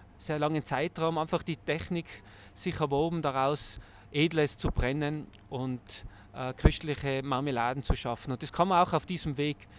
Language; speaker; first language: German; native; German